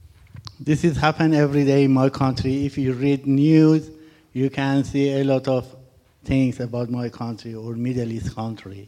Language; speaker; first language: English; non-native, learner; Persian